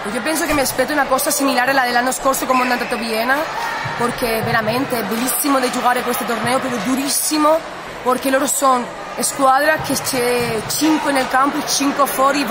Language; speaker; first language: Italian; non-native, learner; Spanish